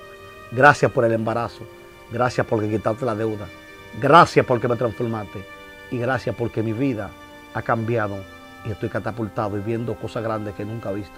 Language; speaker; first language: Spanish; native; Spanish